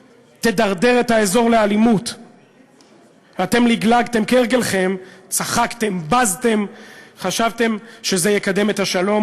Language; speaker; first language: Hebrew; native; Hebrew